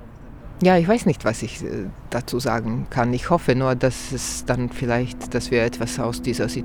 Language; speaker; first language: German; non-native, fluent; Croatian